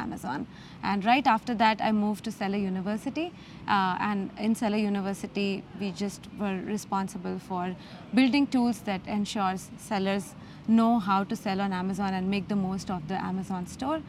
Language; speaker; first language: English; non-native, local second language; Gujarati